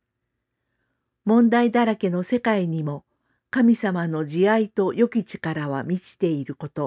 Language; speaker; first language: Japanese; non-native, fluent; Korean